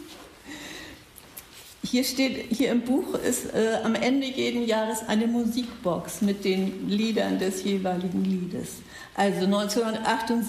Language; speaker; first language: German; native; German